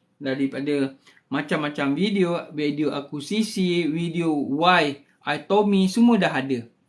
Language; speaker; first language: Malay; native; Malay